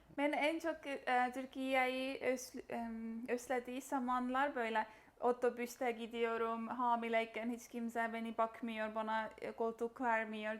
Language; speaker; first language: Turkish; non-native, fluent; Estonian